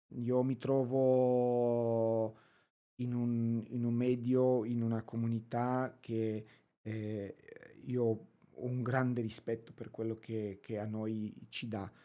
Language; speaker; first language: Italian; non-native, fluent; Romanian